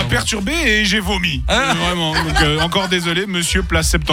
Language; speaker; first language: French; native; French